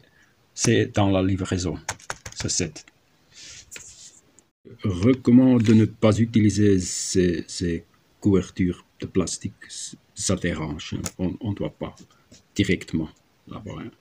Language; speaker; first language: French; non-native, learner; German